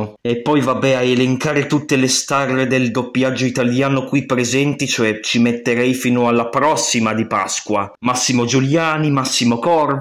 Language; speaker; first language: Italian; native; Italian